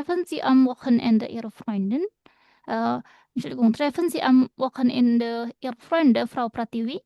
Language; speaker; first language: German; non-native, fluent; Indonesian